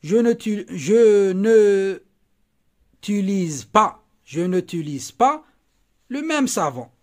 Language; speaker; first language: French; non-native, local second language; Arabic